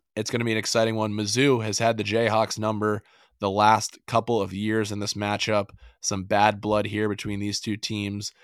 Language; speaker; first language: English; native; English